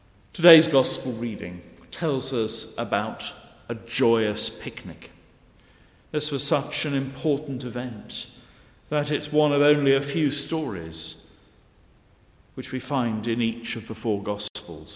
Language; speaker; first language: English; native; English